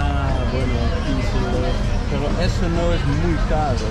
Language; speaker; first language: Spanish; non-native, learner; Dutch